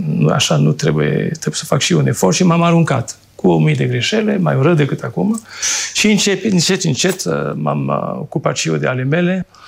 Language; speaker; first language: Romanian; non-native, fluent; French